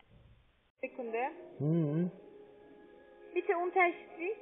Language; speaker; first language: German; non-native, learner; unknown